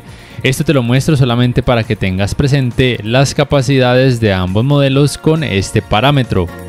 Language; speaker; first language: Spanish; native; Spanish